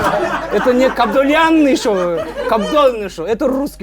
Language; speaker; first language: Russian; non-native, local second language; Kazakh